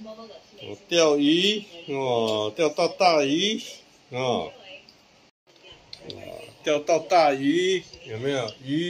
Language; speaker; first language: Chinese; non-native, local second language; Min Nan Chinese